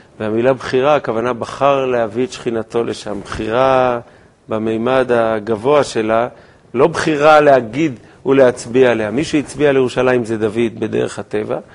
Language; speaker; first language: Hebrew; native; Hebrew